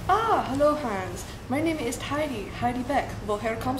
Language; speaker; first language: German; non-native, learner; English